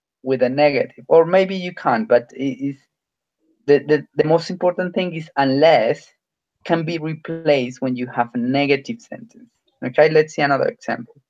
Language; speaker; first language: English; non-native, fluent; Spanish